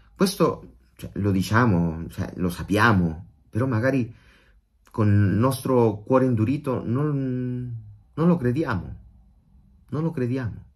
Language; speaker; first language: Italian; non-native, fluent; Spanish